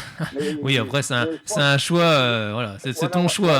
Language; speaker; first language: French; native; French